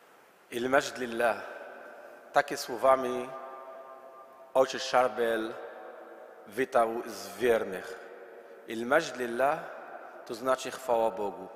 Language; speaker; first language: Polish; non-native, learner; Arabic